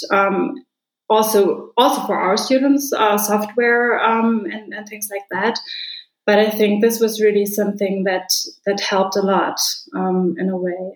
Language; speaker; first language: English; non-native, fluent; German